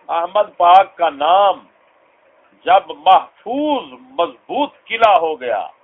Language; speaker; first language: Urdu; non-native, local second language; Punjabi